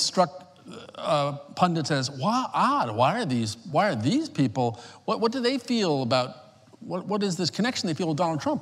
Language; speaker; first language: English; native; English